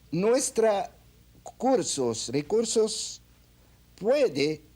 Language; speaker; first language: Spanish; non-native, fluent; Arabic